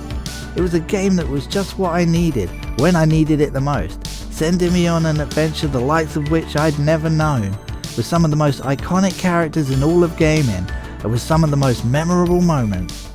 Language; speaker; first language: English; native; English